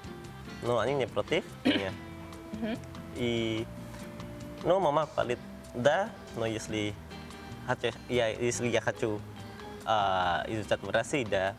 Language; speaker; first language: Russian; non-native, learner; Indonesian